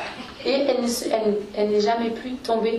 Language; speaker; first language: French; native; French